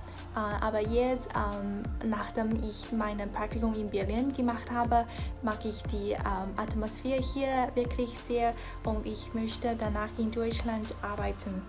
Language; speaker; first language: German; non-native, learner; Chinese